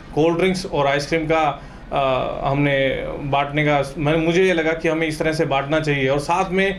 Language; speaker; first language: Hindi; native; Hindi